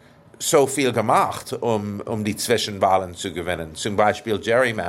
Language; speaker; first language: German; non-native, fluent; English